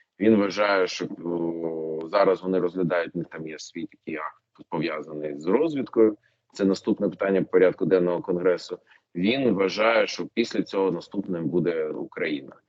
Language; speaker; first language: Ukrainian; non-native, local second language; Russian